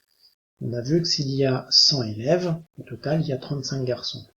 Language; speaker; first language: French; native; French